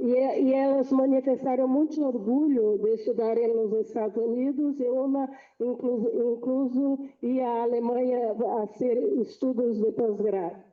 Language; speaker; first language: Portuguese; non-native, fluent; Spanish